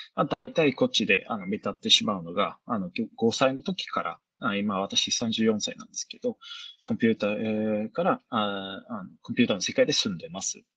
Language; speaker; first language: Japanese; non-native, fluent; Swedish